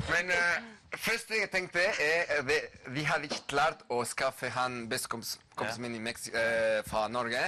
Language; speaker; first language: Norwegian; non-native, fluent; Spanish